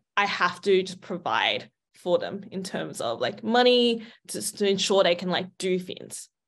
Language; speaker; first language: English; native; English